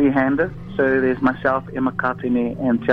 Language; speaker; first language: English; native; English